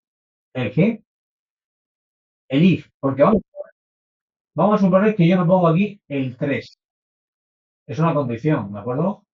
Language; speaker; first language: Spanish; native; Spanish